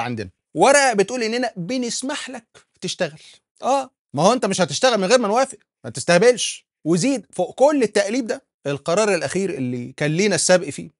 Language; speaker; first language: Arabic; native; Arabic